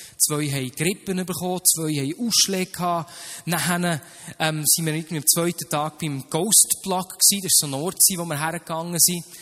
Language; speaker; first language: German; native; German